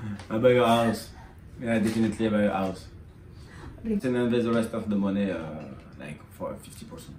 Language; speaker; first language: English; non-native, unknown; French